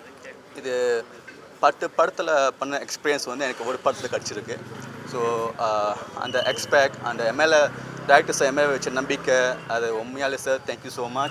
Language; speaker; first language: Tamil; early bilingual, heritage; Tamil